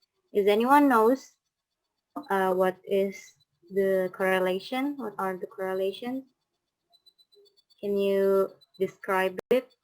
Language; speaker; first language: English; non-native, learner; Indonesian